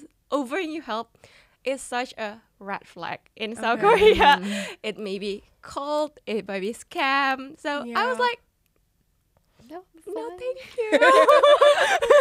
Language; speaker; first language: English; non-native, fluent; Indonesian